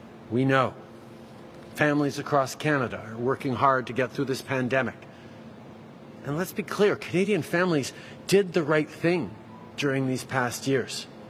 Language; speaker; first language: English; early bilingual, other home language; French